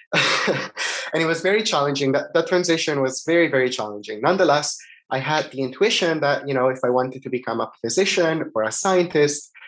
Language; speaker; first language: English; non-native, fluent; Italian